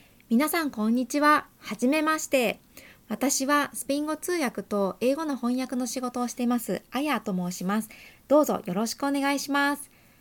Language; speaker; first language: Japanese; native; Japanese